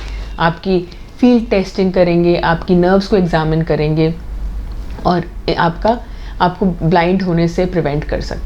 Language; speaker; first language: Hindi; native; Hindi